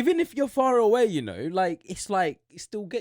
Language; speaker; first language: English; native; English